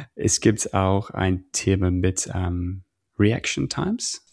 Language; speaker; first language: German; non-native, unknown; English